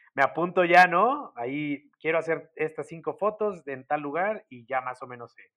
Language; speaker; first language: Spanish; native; Spanish